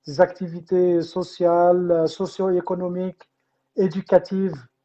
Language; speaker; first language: French; non-native, local second language; Arabic